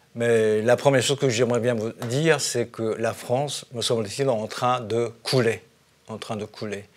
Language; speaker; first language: French; non-native, fluent; Japanese